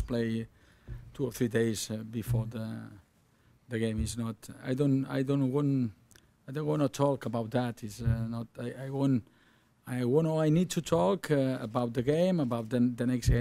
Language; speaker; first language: English; non-native, learner; Catalan